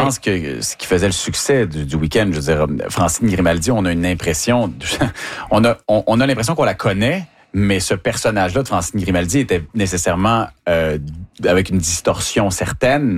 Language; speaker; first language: French; native; French